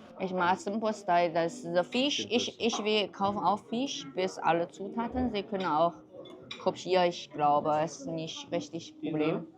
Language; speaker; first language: German; non-native, learner; Chinese